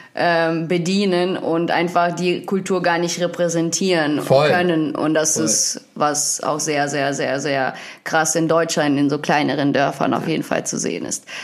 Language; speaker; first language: German; non-native, fluent; Ukrainian